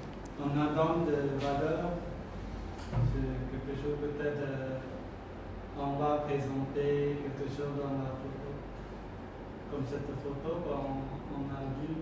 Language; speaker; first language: French; non-native, learner; Khmer